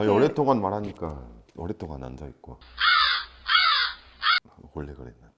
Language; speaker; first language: Korean; non-native, fluent; French